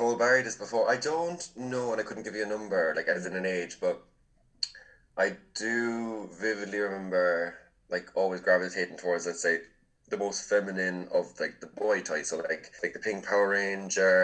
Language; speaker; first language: English; native; English